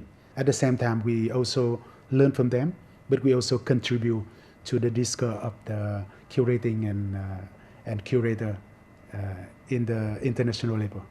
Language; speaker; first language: English; non-native, fluent; Vietnamese